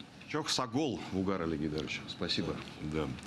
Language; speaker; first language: Russian; native; Russian